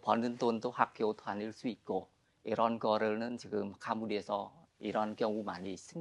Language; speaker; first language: Korean; non-native, fluent; Khmer